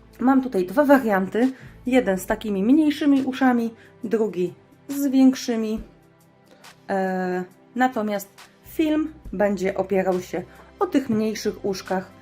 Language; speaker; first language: Polish; native; Polish